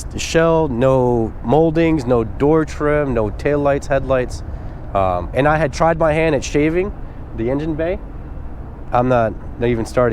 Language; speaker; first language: English; native; English